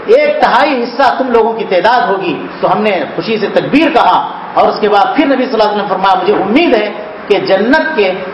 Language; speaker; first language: Urdu; native; Urdu